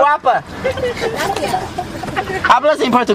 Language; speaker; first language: Spanish; non-native, learner; Portuguese